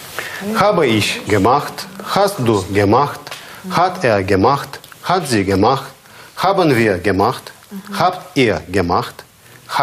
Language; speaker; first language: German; non-native, fluent; Russian